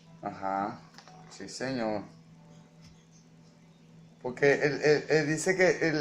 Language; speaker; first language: Spanish; native; Spanish